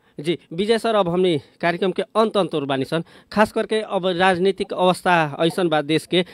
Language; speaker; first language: Bhojpuri; native; Bhojpuri